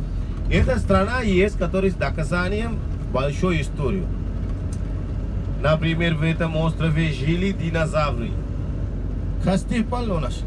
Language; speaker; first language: Russian; non-native, learner; Sinhala